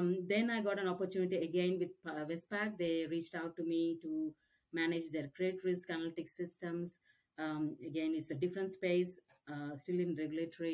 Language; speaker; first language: English; non-native, local second language; Tamil